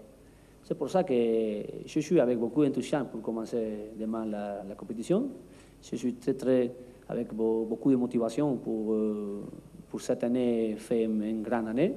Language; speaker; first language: French; non-native, learner; Spanish